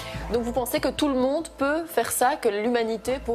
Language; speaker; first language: French; native; French